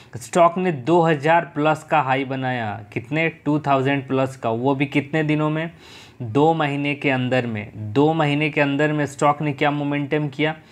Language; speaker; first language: Hindi; native; Hindi